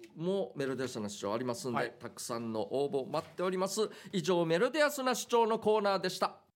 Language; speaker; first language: Japanese; native; Japanese